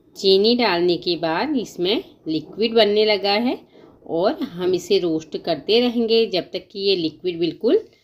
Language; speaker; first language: Hindi; native; Hindi